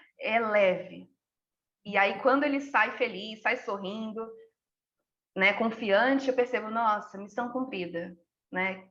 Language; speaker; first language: Portuguese; native; Portuguese